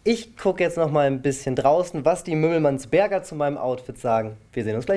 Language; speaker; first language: German; native; German